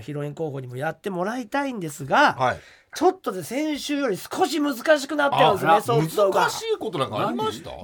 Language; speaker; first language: Japanese; native; Japanese